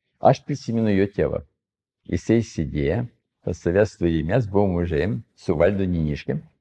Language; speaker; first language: Lithuanian; non-native, fluent; Russian